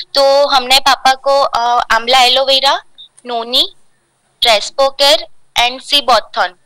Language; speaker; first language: Hindi; non-native, local second language; Gujarati